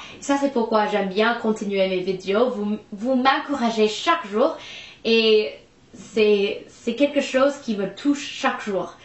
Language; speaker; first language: French; non-native, fluent; English